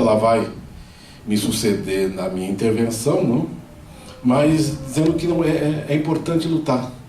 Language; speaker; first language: Portuguese; native; Portuguese